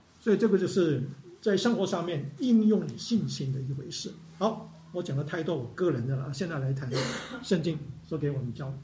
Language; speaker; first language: Chinese; non-native, local second language; Cantonese